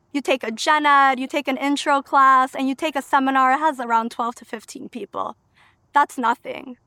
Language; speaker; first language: English; early bilingual, other home language; Albanian